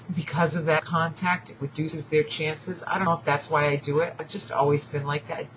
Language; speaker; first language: English; native; English